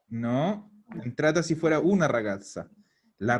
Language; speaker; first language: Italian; non-native, fluent; Spanish